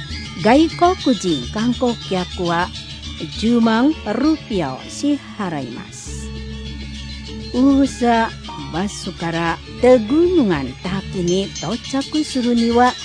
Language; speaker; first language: Japanese; non-native, learner; Indonesian